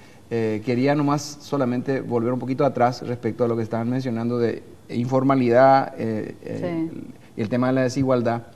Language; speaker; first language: Spanish; native; Spanish